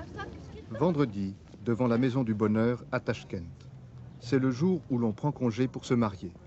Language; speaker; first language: French; native; French